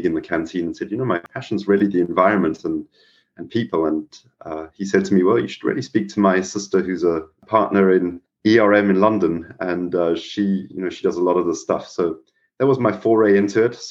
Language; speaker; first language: English; native; English